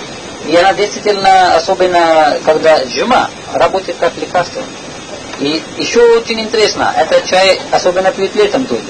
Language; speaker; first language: Russian; non-native, learner; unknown